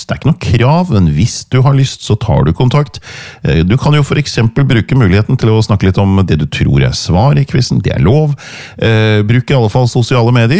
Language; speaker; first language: Norwegian; native; Norwegian